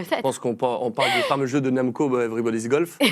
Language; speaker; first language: French; native; French